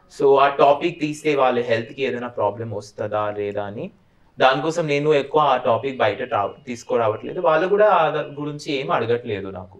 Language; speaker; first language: Telugu; non-native, fluent; Bangla